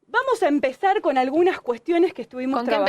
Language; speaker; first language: Spanish; native; Spanish